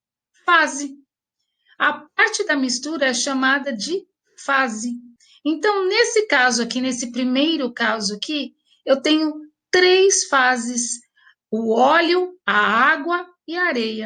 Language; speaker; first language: Portuguese; native; Portuguese